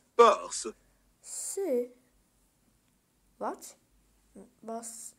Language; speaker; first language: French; non-native, learner; English